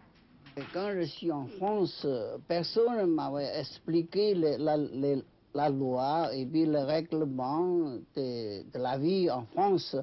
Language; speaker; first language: French; non-native, fluent; Chinese